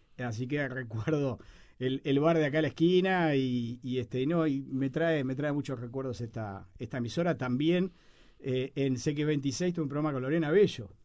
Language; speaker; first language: Spanish; native; Spanish